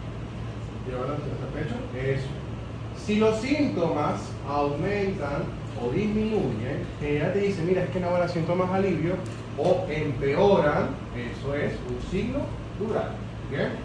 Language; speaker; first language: Spanish; native; Spanish